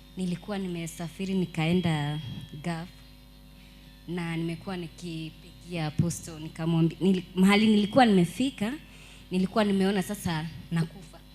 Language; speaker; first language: Swahili; non-native, local second language; Kikuyu